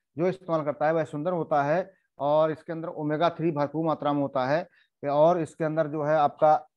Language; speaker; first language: Hindi; native; Hindi